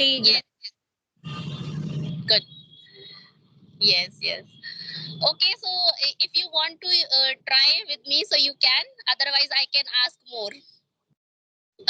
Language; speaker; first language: English; non-native, learner; Hindi